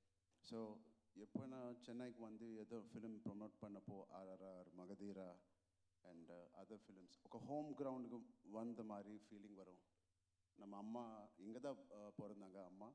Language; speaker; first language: Tamil; non-native, local second language; Telugu